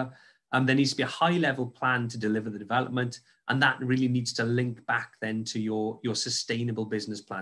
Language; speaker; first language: English; native; English